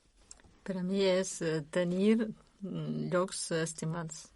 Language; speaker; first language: Catalan; non-native, learner; Russian